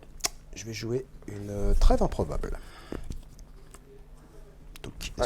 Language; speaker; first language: French; native; French